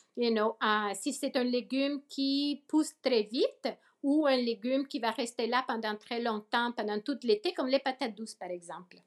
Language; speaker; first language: French; early bilingual, other home language; Spanish